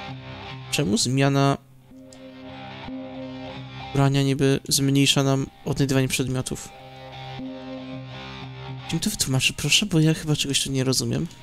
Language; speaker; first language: Polish; native; Polish